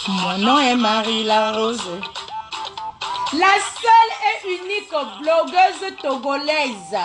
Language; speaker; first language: French; non-native, local second language; Ewe